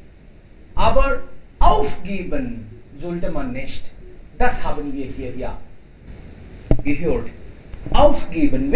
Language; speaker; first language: German; non-native, fluent; Hindi